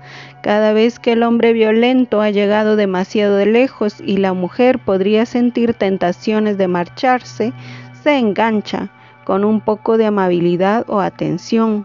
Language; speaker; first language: Spanish; native; Spanish